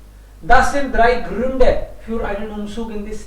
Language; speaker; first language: German; non-native, fluent; Hindi